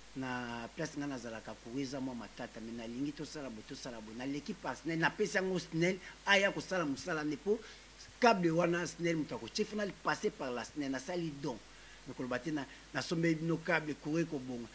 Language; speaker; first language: Lingala; native; Lingala